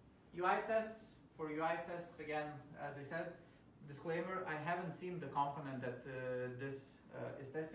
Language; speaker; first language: English; non-native, fluent; Lithuanian